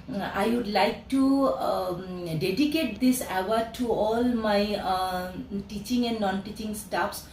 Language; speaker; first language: English; non-native, local second language; Bangla